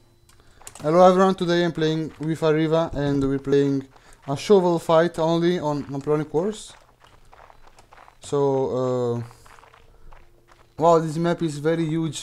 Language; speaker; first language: English; non-native, fluent; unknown